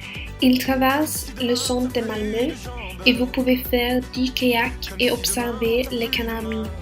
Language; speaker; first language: French; non-native, learner; Swedish